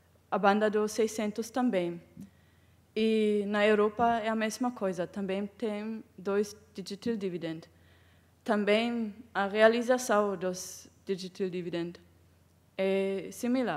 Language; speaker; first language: Portuguese; non-native, fluent; German